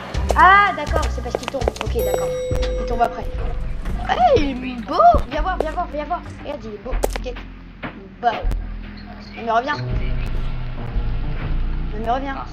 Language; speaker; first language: French; native; French